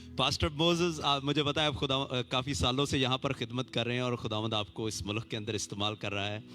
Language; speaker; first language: Urdu; native; Urdu